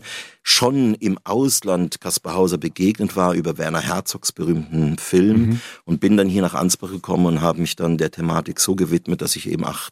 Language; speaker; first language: German; native; German